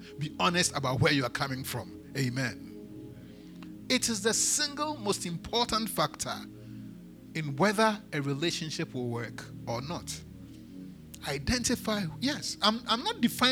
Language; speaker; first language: English; non-native, local second language; Akan